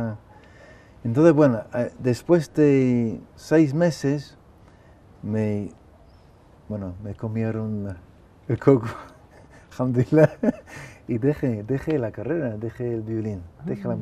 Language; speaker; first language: Spanish; non-native, fluent; English